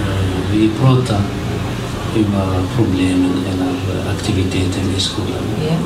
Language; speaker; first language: Swedish; non-native, learner; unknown